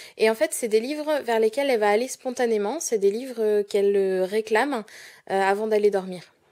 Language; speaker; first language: French; native; French